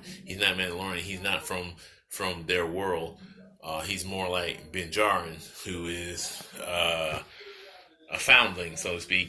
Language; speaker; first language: English; native; English